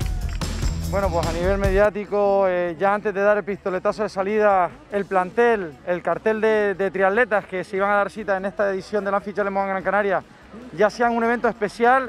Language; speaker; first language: Spanish; native; Spanish